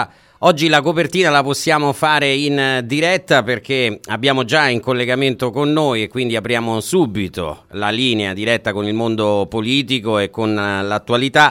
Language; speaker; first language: Italian; native; Italian